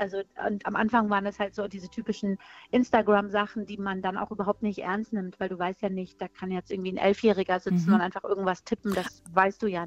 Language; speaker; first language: German; early bilingual, other home language; Persian